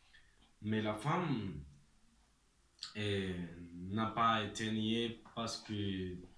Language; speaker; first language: French; non-native, learner; Spanish